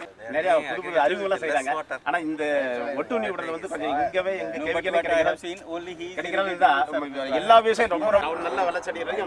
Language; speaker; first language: Tamil; native; Tamil